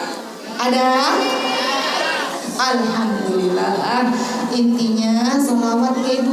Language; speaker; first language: Indonesian; non-native, local second language; Javanese